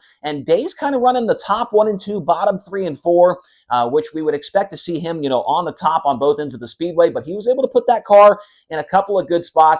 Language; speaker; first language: English; native; English